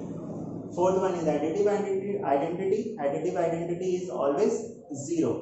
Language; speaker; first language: English; non-native, local second language; Hindi